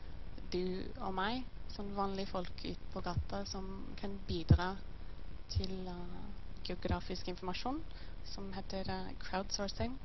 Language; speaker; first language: Norwegian; non-native, learner; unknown